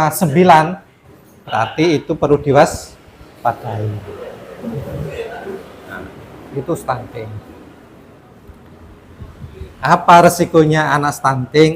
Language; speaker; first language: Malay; non-native, local second language; Javanese